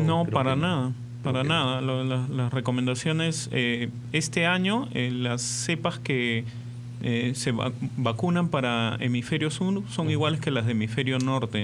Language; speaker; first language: Spanish; native; Spanish